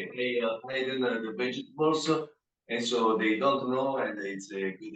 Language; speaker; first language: English; non-native, learner; Italian